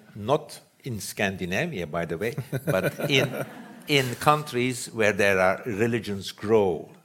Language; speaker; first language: English; non-native, fluent; Turkish